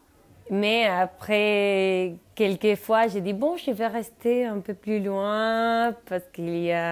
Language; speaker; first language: French; non-native, fluent; Spanish